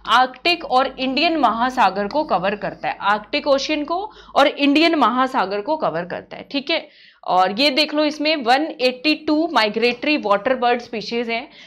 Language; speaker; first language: Hindi; native; Hindi